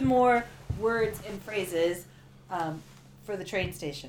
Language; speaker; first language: English; native; English